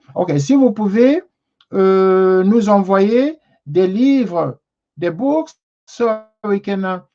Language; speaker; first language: French; non-native, local second language; Lingala